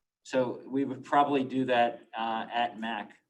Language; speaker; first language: English; native; English